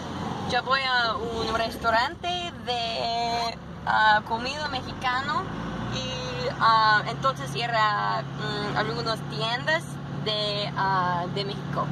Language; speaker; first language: Spanish; non-native, learner; English